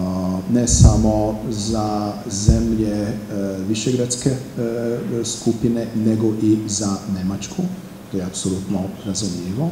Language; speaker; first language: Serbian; non-native, fluent; Hungarian